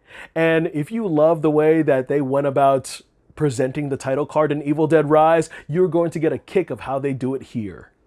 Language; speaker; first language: English; native; English